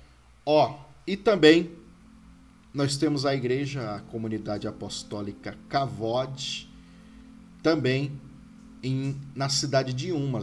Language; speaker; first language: Portuguese; native; Portuguese